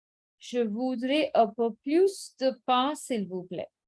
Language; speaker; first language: French; non-native, fluent; Hindi